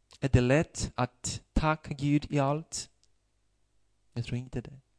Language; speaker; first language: Swedish; non-native, fluent; Portuguese